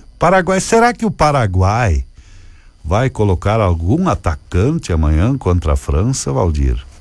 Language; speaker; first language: Portuguese; native; Portuguese